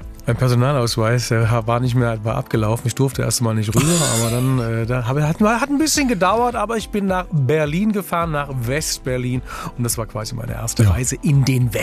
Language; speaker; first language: German; native; German